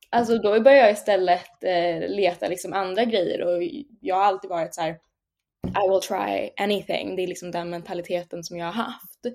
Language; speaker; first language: Swedish; native; Swedish